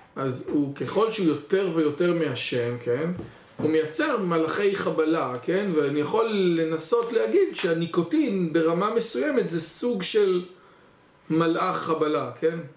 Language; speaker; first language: Hebrew; native; Hebrew